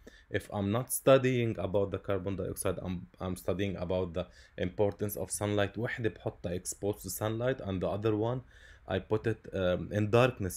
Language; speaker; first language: English; non-native, local second language; Arabic